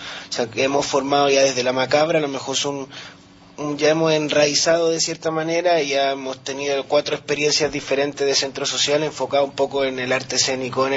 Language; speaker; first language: Spanish; native; Spanish